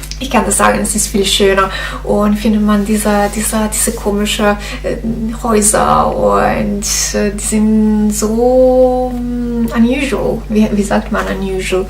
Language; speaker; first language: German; non-native, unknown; Italian